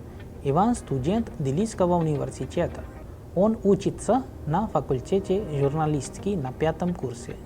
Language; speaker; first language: Russian; non-native, fluent; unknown